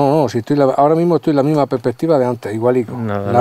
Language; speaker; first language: Spanish; native; Spanish